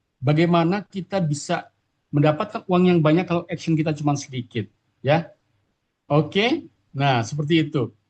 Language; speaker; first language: Indonesian; native; Indonesian